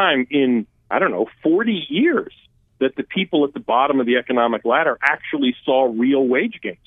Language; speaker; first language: English; early bilingual, other home language; Armenian